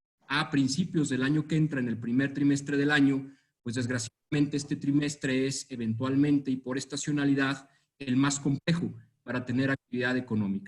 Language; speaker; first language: Spanish; native; Spanish